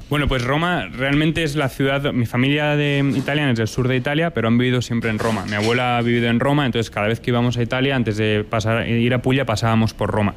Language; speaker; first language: Spanish; native; Spanish